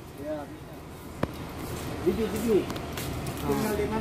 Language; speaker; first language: Indonesian; non-native, learner; Bangla